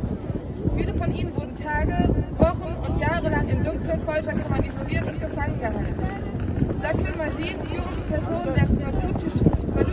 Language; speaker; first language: German; native; German